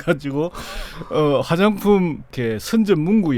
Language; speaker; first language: Korean; native; Korean